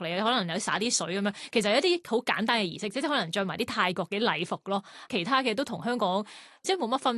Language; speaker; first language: Cantonese; native; Cantonese